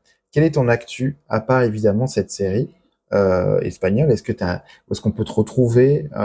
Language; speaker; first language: French; native; French